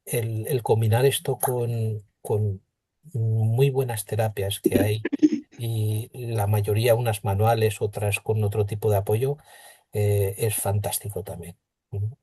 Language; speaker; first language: Spanish; native; Spanish